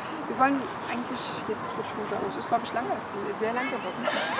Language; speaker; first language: German; native; German